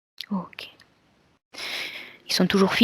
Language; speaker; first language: French; native; French